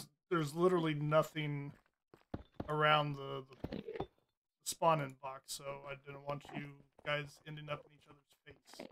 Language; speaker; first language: English; native; English